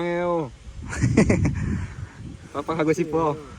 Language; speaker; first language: Korean; non-native, learner; Indonesian